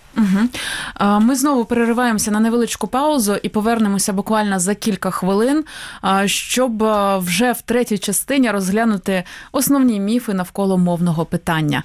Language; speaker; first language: Ukrainian; native; Ukrainian